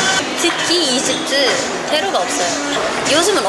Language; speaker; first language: Korean; non-native, local second language; Arabic